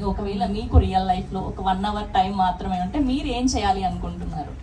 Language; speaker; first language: Telugu; native; Telugu